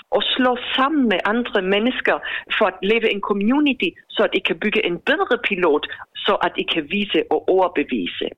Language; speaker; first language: Danish; non-native, fluent; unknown